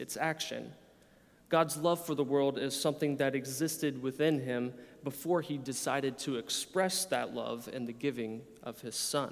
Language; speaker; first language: English; native; English